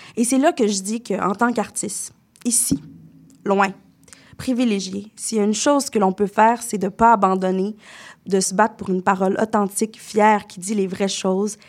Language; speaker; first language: French; native; French